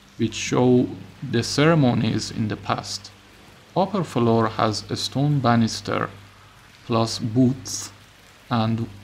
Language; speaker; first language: English; non-native, fluent; Persian